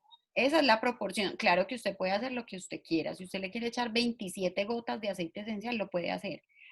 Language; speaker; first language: Spanish; native; Spanish